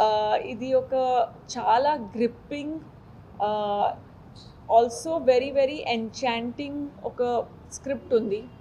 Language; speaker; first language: Telugu; non-native, learner; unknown